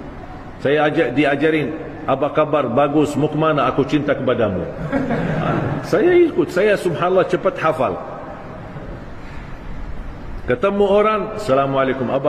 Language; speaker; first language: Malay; non-native, fluent; Arabic